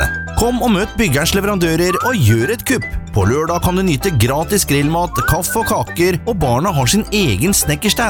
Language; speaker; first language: Norwegian; native; Norwegian